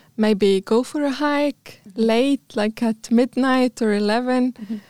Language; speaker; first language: English; non-native, fluent; Arabic